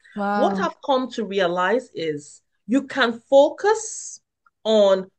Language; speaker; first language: English; non-native, local second language; Yoruba